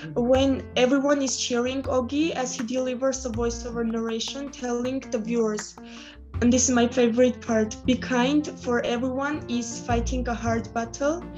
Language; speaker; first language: English; non-native, fluent; Armenian